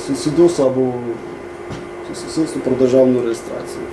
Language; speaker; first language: Ukrainian; non-native, local second language; Russian